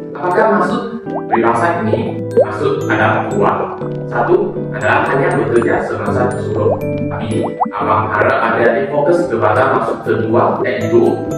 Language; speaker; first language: Malay; non-native, local second language; Chinese